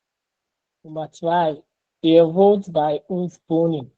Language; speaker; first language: German; non-native, learner; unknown